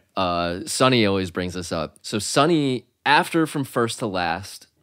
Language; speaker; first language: English; native; English